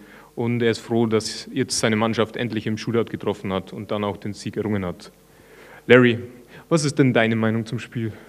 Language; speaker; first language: German; native; German